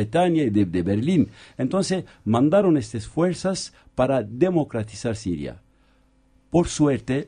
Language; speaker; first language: Spanish; non-native, fluent; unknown